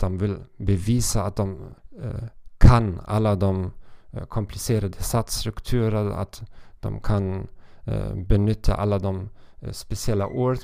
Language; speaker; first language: Swedish; non-native, learner; German